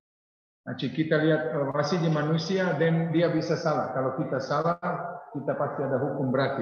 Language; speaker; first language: Indonesian; non-native, learner; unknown